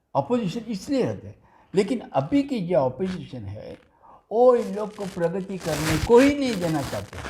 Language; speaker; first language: Hindi; non-native, local second language; Gujarati